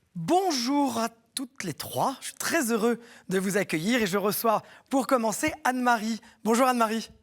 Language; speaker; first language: French; native; French